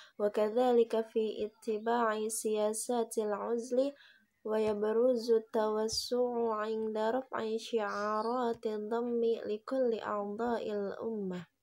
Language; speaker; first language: Arabic; non-native, learner; Indonesian